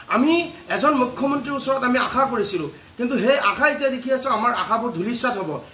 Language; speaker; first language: Assamese; non-native, local second language; Bangla